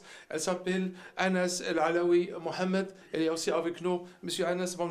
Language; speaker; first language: French; non-native, local second language; Arabic